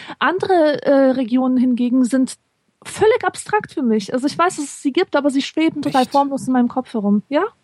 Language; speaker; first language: German; early bilingual, other home language; Polish